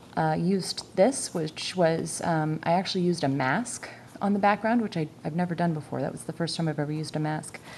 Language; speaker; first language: English; native; English